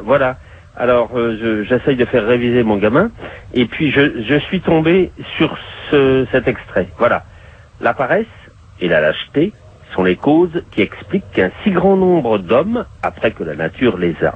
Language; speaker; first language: French; native; French